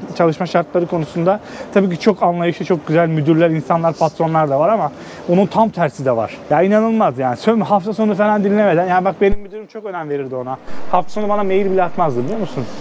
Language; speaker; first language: Turkish; native; Turkish